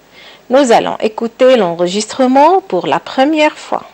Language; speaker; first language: French; non-native, local second language; Arabic